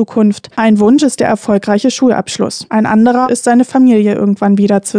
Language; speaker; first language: German; native; German